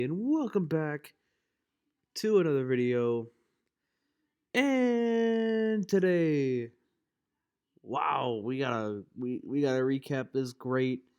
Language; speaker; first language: English; native; English